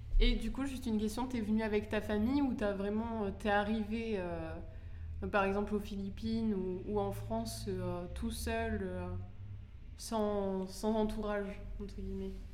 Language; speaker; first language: French; native; French